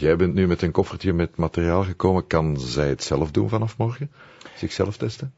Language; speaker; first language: Dutch; native; Dutch